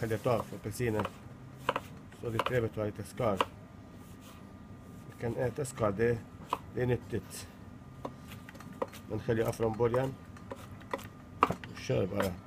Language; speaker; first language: Swedish; non-native, learner; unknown